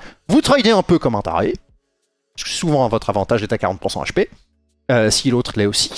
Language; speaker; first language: French; native; French